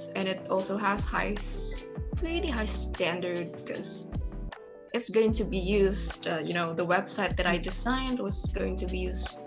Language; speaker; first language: English; non-native, fluent; Indonesian